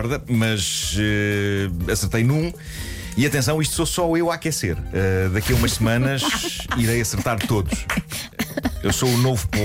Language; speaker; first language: Portuguese; native; Portuguese